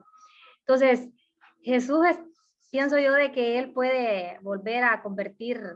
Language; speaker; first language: Spanish; native; Spanish